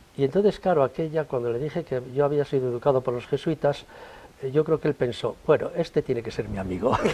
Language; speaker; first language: Spanish; native; Spanish